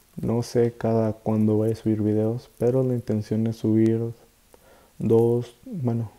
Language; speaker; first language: Spanish; native; Spanish